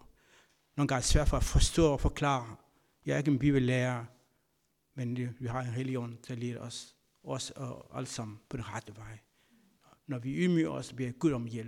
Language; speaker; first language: Danish; non-native, fluent; Kabuverdianu